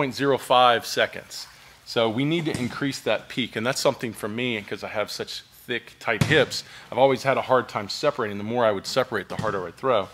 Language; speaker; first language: English; native; English